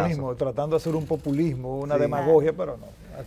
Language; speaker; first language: Spanish; native; Spanish